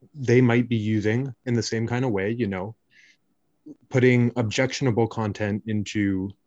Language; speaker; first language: English; native; English